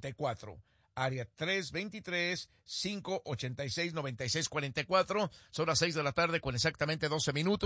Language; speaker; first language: Spanish; native; Spanish